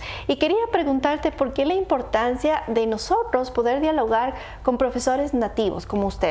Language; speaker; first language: Spanish; native; Spanish